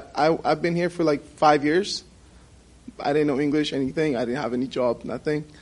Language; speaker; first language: English; non-native, fluent; Persian